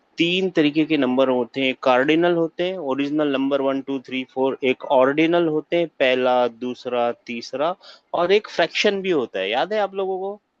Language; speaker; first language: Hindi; native; Hindi